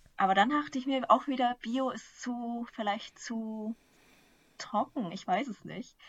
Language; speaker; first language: German; early bilingual, other home language; Vietnamese